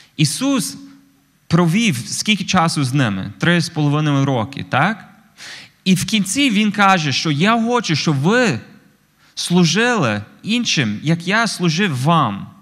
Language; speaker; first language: Ukrainian; non-native, fluent; English